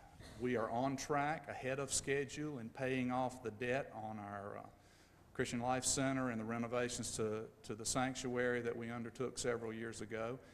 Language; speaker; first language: English; native; English